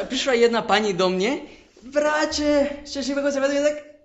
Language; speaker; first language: Polish; non-native, fluent; Spanish